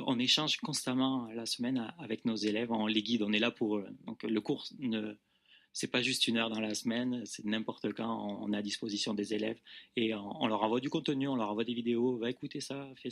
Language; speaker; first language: French; native; French